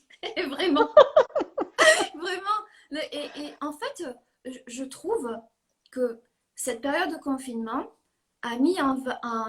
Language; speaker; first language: French; native; French